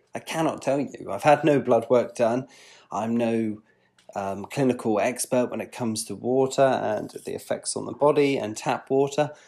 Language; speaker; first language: English; native; English